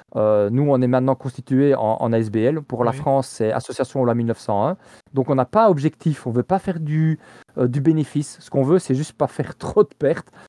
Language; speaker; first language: French; native; French